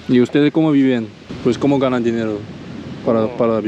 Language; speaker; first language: Spanish; non-native, learner; Korean